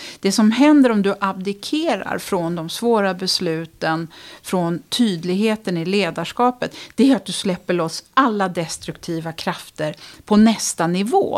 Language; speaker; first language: Swedish; native; Swedish